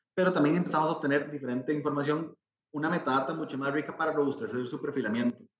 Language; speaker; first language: Spanish; native; Spanish